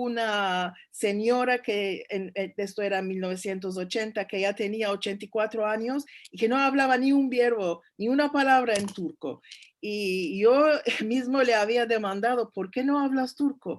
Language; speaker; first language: Spanish; early bilingual, heritage; Turkish